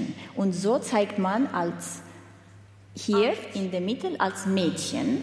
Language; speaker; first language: German; non-native, learner; Armenian